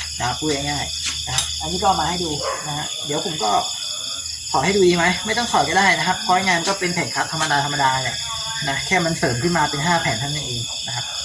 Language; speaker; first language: Thai; native; Thai